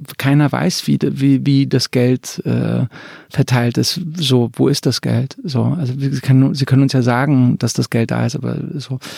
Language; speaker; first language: German; early bilingual, other home language; Croatian